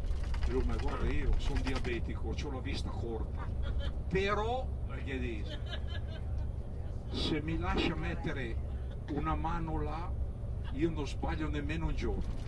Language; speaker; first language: Italian; native; Italian